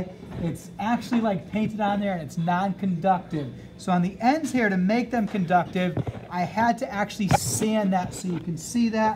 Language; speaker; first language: English; native; English